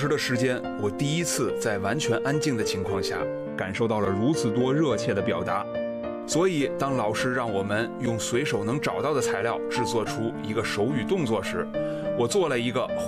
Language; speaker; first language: Chinese; native; Chinese